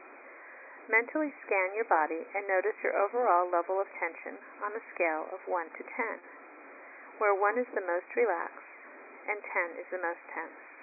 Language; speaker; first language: English; native; English